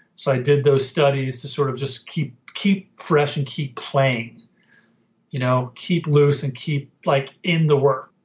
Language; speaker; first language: English; native; English